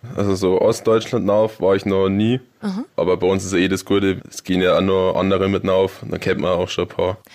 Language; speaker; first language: German; native; German